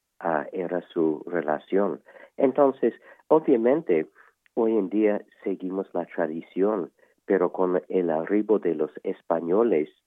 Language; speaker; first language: Spanish; non-native, fluent; English